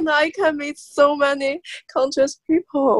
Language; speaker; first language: English; non-native, learner; Chinese